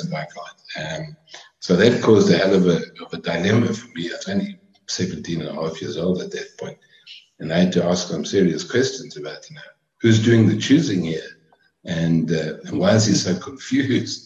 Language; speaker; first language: English; native; English